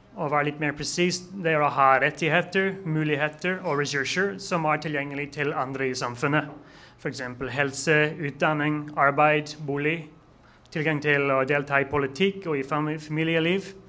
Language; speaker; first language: Norwegian; non-native, fluent; English